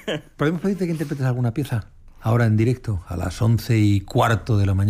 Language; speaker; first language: Spanish; native; Spanish